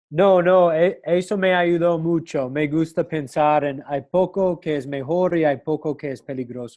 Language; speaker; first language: Spanish; non-native, learner; English